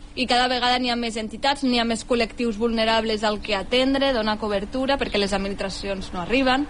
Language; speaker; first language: Catalan; native; Catalan